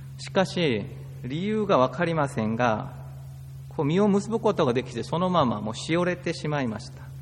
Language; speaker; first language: Japanese; non-native, fluent; Korean